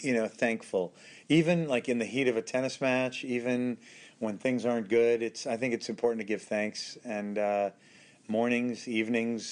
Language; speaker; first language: English; native; English